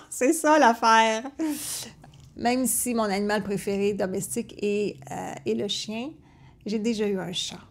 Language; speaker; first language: French; native; French